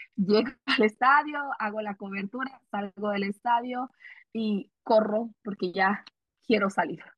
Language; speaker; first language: Spanish; early bilingual, heritage; Spanish